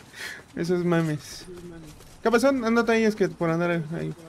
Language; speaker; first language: Spanish; native; Spanish